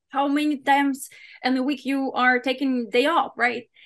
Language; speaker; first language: English; non-native, fluent; Ukrainian